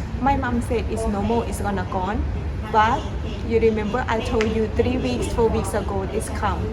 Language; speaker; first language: English; non-native, learner; Thai